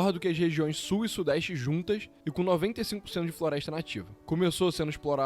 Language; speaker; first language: Portuguese; native; Portuguese